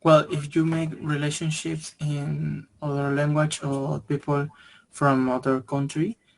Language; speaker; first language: English; non-native, learner; Spanish